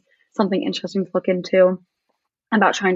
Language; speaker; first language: English; native; English